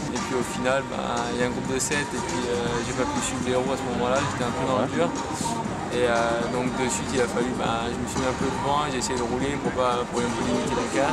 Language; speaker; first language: French; native; French